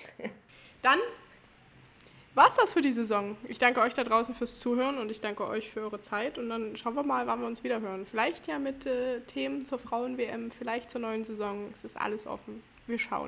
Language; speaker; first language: German; native; German